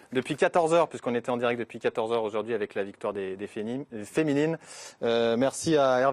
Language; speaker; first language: French; native; French